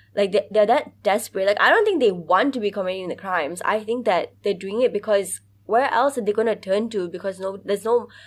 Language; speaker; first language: English; early bilingual, other home language; Hindi